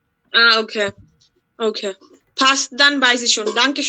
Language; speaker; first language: German; non-native, learner; Bangla